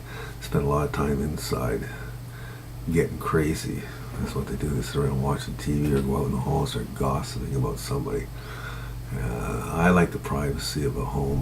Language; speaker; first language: English; native; English